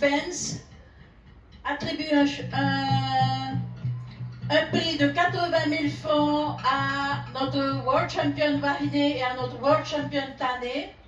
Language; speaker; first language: French; native; French